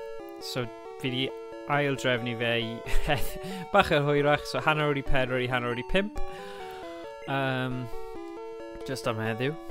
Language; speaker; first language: Welsh; native; Welsh